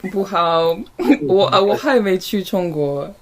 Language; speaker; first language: Chinese; non-native, learner; English